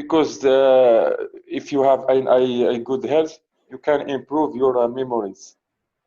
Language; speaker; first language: English; non-native, learner; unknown